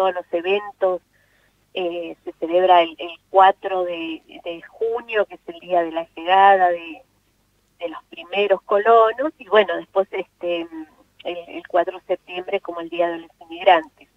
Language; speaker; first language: Spanish; non-native, local second language; Afrikaans